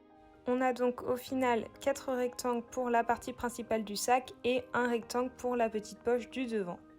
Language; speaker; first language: French; native; French